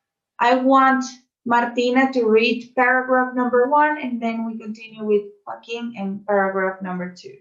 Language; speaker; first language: English; non-native, fluent; Spanish